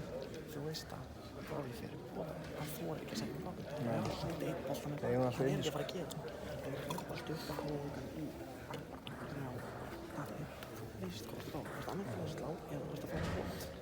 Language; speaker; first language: Icelandic; native; Icelandic